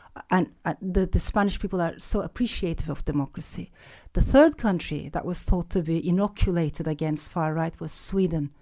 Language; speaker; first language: English; non-native, fluent; Turkish